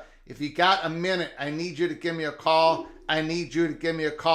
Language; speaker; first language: English; native; English